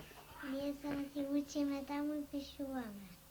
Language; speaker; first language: Macedonian; early bilingual, heritage; Macedonian